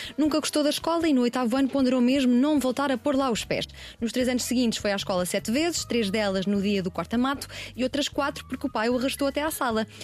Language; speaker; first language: Portuguese; native; Portuguese